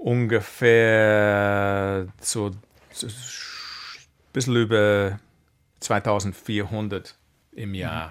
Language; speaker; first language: German; non-native, fluent; English